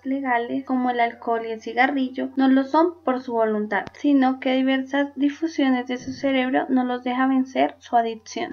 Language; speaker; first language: Spanish; native; Spanish